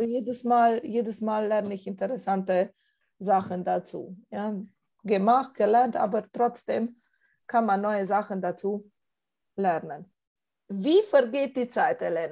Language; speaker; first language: German; non-native, fluent; Romanian